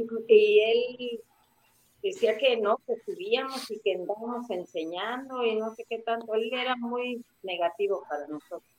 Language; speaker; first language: Spanish; native; Spanish